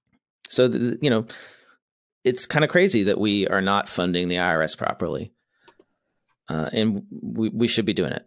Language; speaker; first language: English; native; English